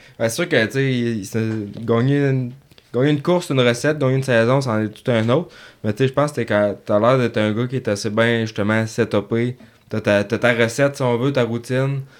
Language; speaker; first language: French; native; French